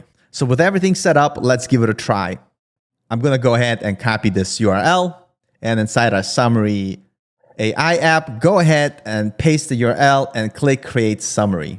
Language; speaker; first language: English; native; English